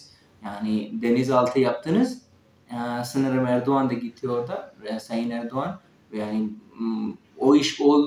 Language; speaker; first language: Turkish; non-native, fluent; Urdu